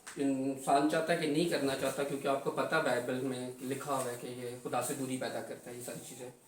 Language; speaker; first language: Urdu; non-native, local second language; Punjabi